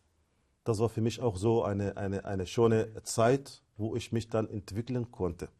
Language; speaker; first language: German; non-native, fluent; Arabic